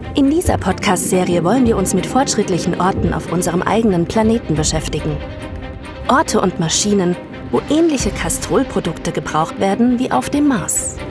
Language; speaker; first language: German; native; German